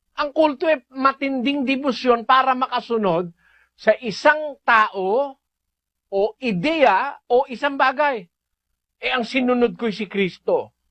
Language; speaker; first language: Filipino; native; Filipino